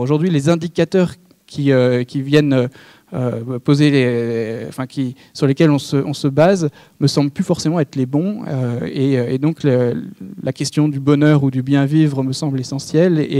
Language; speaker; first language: French; native; French